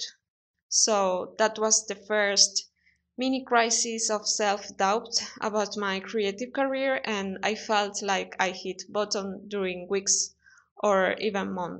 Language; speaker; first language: English; non-native, fluent; Spanish